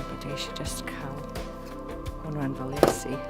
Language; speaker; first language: Welsh; non-native, local second language; English